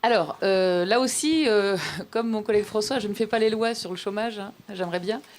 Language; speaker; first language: French; native; French